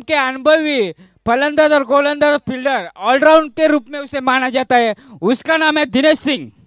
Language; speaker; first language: Hindi; non-native, local second language; Marathi